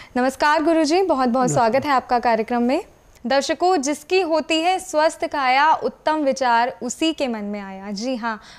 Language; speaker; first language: Hindi; native; Hindi